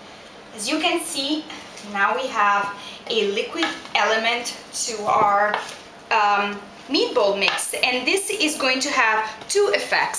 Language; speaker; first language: English; non-native, fluent; Italian